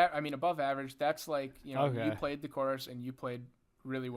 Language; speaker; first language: English; native; English